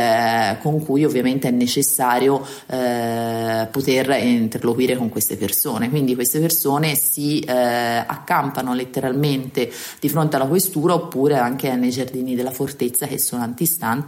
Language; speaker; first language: Italian; native; Italian